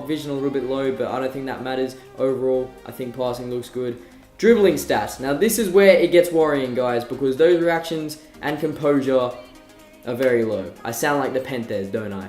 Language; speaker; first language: English; native; English